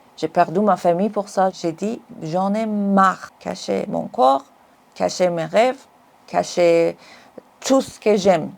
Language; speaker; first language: French; non-native, learner; Persian